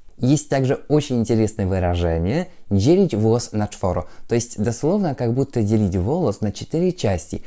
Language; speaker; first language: Russian; non-native, fluent; Polish